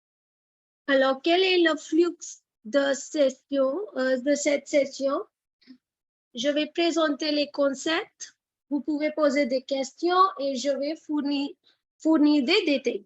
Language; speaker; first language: French; non-native, fluent; Hindi